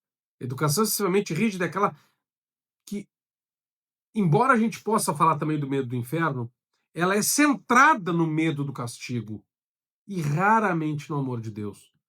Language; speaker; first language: Portuguese; native; Portuguese